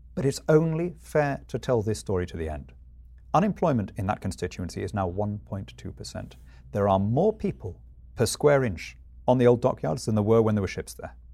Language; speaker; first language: English; native; English